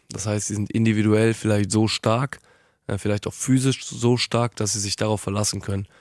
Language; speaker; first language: German; native; German